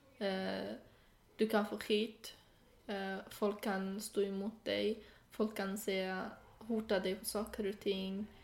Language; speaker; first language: Swedish; non-native, fluent; Persian